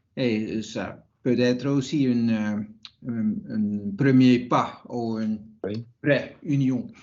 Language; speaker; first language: French; non-native, fluent; Dutch